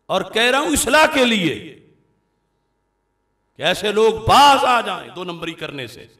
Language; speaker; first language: Urdu; non-native, local second language; Punjabi